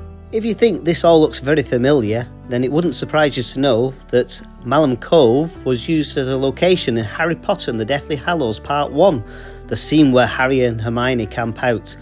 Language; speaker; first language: English; native; English